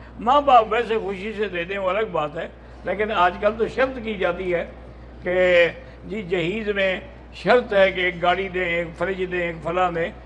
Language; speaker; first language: Urdu; native; Urdu